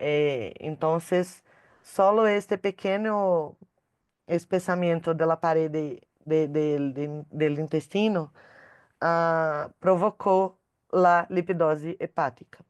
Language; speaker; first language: Spanish; non-native, learner; Portuguese